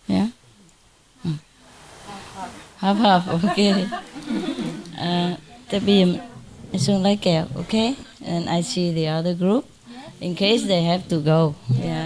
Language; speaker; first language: English; non-native, fluent; Vietnamese